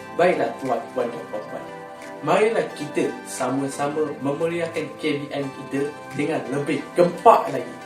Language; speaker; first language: Malay; native; Malay